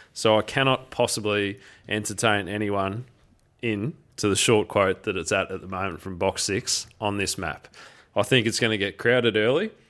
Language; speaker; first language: English; native; English